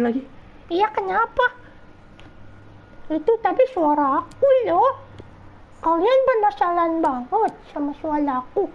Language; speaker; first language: Indonesian; native; Indonesian